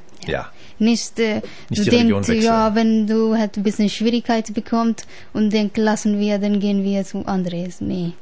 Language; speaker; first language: German; non-native, learner; Punjabi